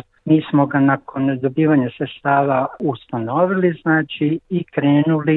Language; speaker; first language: Croatian; native; Croatian